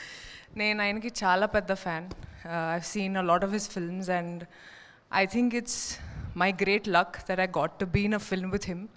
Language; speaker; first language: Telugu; non-native, learner; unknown